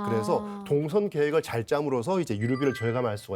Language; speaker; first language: Korean; native; Korean